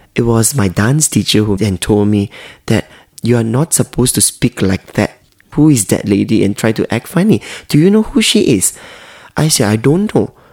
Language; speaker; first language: English; non-native, local second language; Hakka Chinese